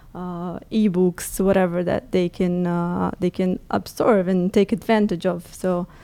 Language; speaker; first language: English; non-native, fluent; Portuguese